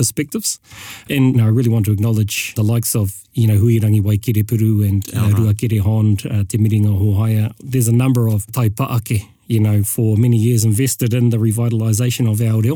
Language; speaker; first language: English; native; English